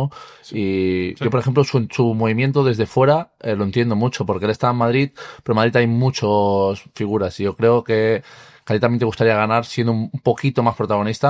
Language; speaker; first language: Spanish; native; Spanish